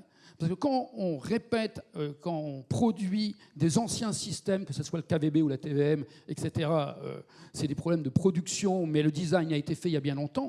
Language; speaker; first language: French; native; French